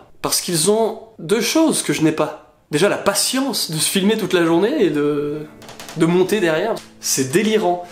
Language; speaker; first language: French; native; French